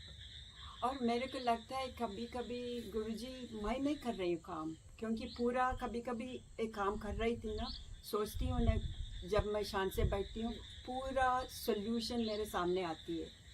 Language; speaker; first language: Hindi; non-native, local second language; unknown